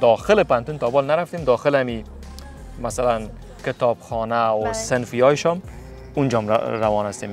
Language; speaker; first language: Persian; native; Persian